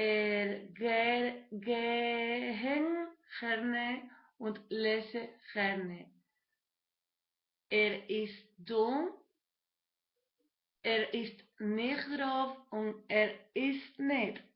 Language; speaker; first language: German; non-native, learner; Spanish